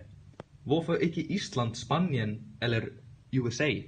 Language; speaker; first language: Danish; non-native, learner; Icelandic